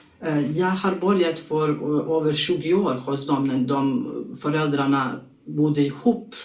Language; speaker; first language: Swedish; non-native, learner; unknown